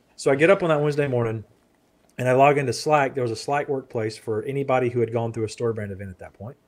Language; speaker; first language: English; native; English